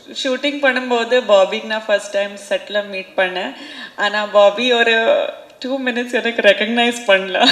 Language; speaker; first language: Tamil; non-native, fluent; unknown